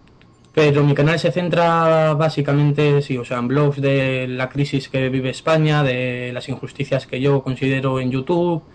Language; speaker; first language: Spanish; native; Spanish